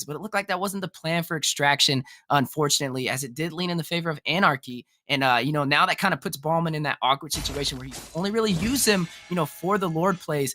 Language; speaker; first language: English; native; English